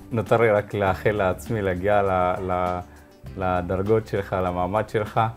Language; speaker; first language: Hebrew; early bilingual, other home language; Amharic